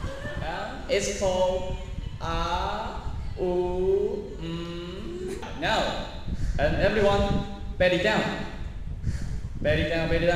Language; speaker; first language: English; non-native, learner; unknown